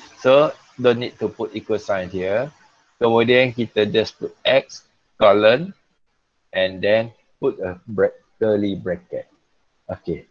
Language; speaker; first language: English; non-native, local second language; Malay